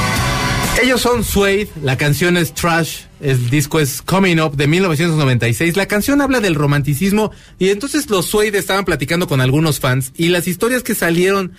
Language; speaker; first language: Spanish; native; Spanish